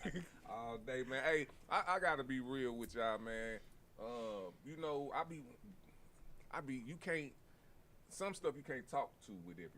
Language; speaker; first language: English; native; English